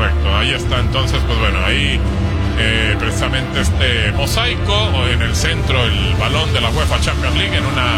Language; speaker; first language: Spanish; native; Spanish